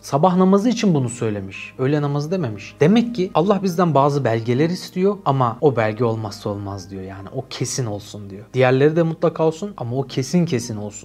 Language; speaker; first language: Turkish; native; Turkish